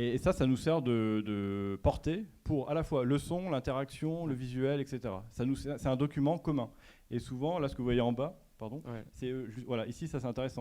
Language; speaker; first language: French; native; French